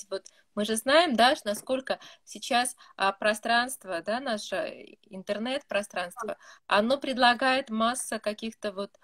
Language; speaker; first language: Russian; native; Russian